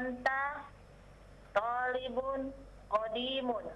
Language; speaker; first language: Arabic; non-native, learner; Indonesian